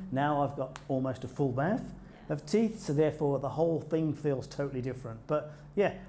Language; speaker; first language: English; native; English